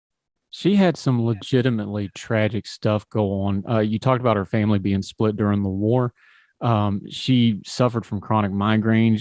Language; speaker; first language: English; native; English